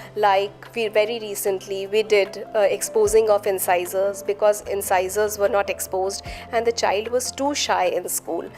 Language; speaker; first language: English; non-native, local second language; Hindi